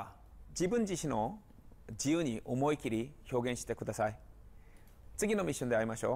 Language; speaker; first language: Japanese; non-native, learner; Korean